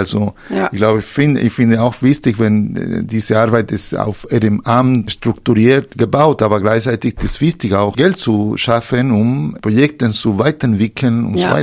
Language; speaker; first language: German; non-native, fluent; Spanish